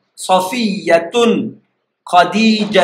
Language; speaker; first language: Arabic; non-native, fluent; Urdu